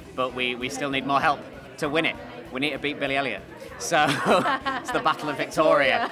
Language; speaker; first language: English; native; English